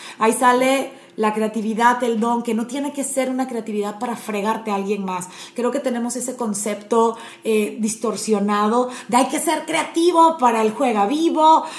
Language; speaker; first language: Spanish; native; Spanish